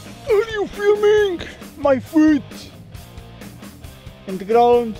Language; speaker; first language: English; non-native, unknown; Portuguese